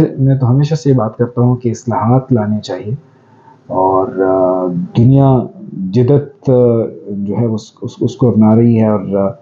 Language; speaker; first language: Urdu; non-native, local second language; Pashto